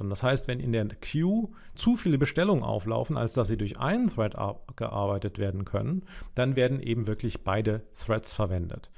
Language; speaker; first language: German; native; German